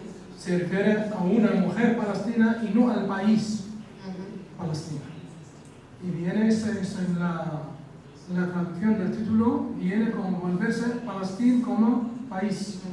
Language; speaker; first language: Spanish; non-native, fluent; Arabic